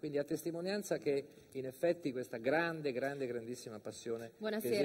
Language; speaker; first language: Italian; native; Italian